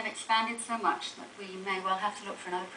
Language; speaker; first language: English; native; English